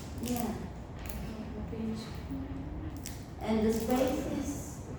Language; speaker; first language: English; non-native, fluent; Indonesian